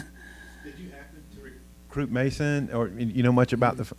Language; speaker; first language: English; native; English